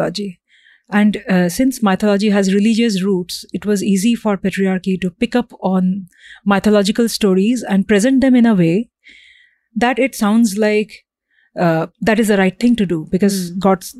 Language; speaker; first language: English; non-native, local second language; Bangla